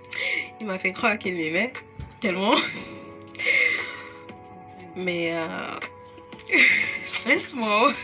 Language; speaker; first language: French; non-native, local second language; English